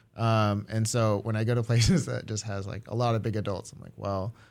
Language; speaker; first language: English; early bilingual, other home language; Japanese